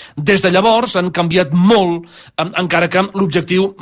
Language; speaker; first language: Catalan; native; Catalan